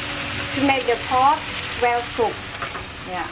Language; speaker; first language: English; non-native, learner; Khmer